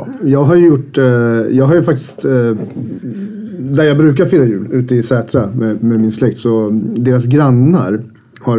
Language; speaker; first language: Swedish; native; Swedish